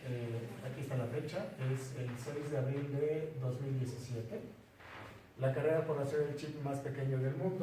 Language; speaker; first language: Spanish; native; Spanish